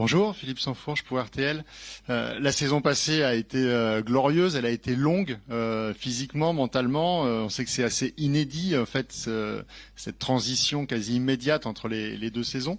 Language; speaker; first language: French; native; French